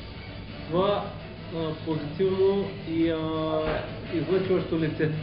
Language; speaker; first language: Bulgarian; non-native, local second language; Turkish